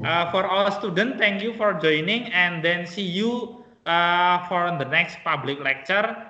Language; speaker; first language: English; non-native, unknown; Indonesian